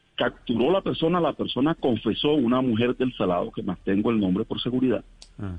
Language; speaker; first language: Spanish; native; Spanish